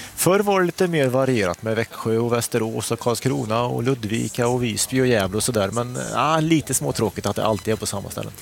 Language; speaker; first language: Swedish; native; Swedish